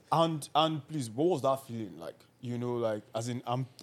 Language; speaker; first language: English; non-native, local second language; Yoruba